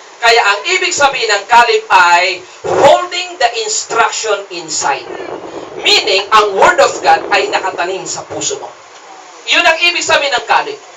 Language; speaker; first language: Filipino; non-native, local second language; Cebuano